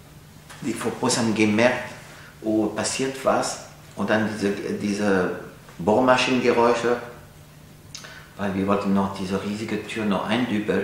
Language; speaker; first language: German; non-native, fluent; French